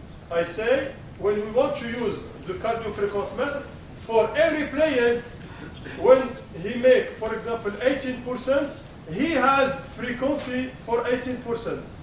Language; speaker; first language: English; non-native, learner; Arabic